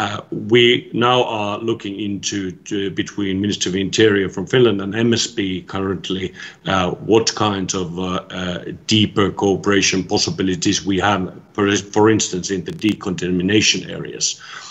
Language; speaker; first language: English; non-native, fluent; Finnish